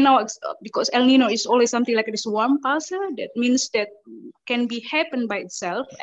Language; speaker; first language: English; non-native, learner; Indonesian